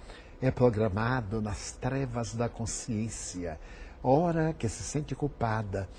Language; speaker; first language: Portuguese; native; Portuguese